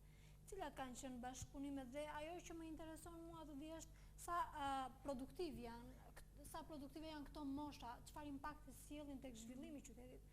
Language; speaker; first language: Albanian; native; Albanian